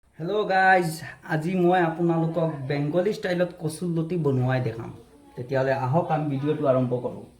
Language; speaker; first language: Assamese; non-native, local second language; Bangla